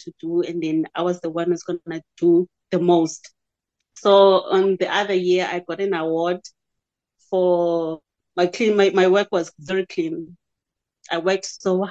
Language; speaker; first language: English; non-native, local second language; Xhosa